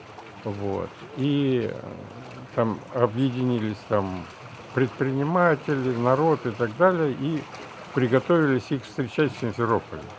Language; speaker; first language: Russian; native; Russian